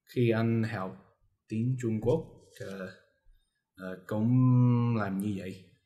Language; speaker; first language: Vietnamese; non-native, learner; English